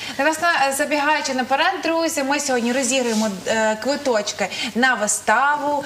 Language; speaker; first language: Ukrainian; native; Ukrainian